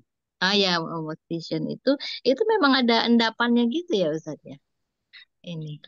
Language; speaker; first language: Malay; native; Malay